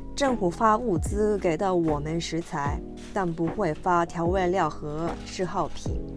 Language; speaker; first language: Chinese; non-native, fluent; Japanese